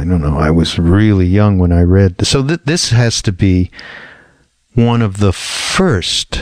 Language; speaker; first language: English; native; English